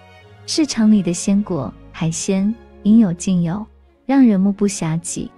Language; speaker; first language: Chinese; native; Chinese